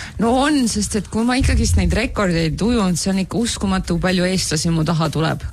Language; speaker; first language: Estonian; native; Estonian